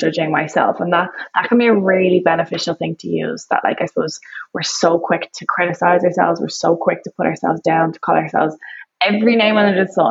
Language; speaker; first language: English; native; English